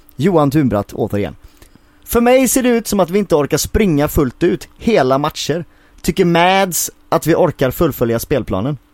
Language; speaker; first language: Swedish; native; Swedish